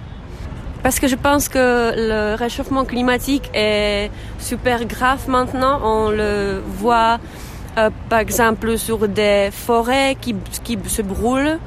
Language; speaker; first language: French; non-native, fluent; Czech